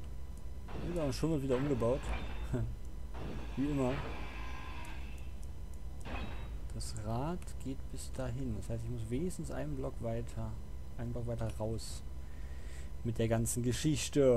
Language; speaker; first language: German; native; German